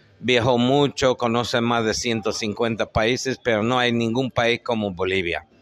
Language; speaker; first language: Spanish; non-native, fluent; English